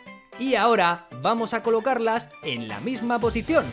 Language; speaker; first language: Spanish; native; Spanish